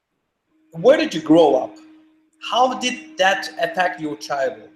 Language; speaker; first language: English; non-native, fluent; Turkish